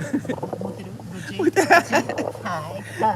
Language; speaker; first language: Japanese; native; Japanese